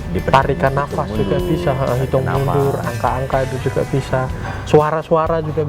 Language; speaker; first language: Indonesian; native; Indonesian